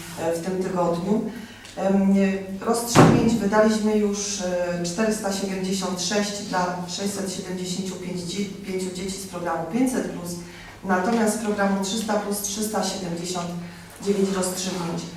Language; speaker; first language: Polish; native; Polish